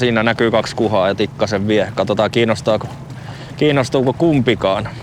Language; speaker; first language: Finnish; native; Finnish